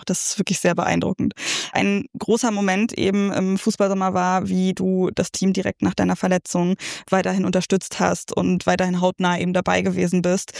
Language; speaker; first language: German; native; German